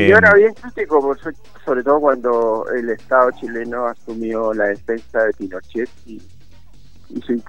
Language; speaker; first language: Spanish; native; Spanish